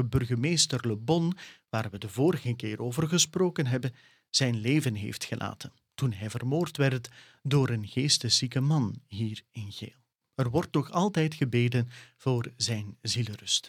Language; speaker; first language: Dutch; native; Dutch